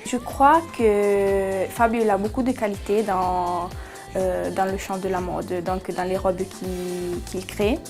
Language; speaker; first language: French; non-native, local second language; Italian